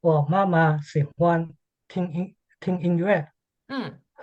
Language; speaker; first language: Chinese; non-native, learner; English